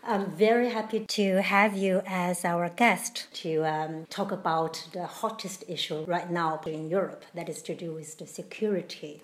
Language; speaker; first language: English; non-native, fluent; Chinese